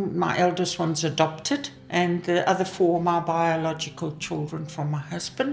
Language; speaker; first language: English; native; English